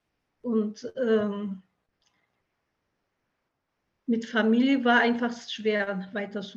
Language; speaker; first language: German; early bilingual, other home language; Turkish